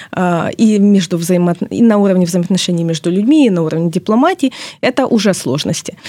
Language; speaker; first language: Russian; non-native, local second language; Ukrainian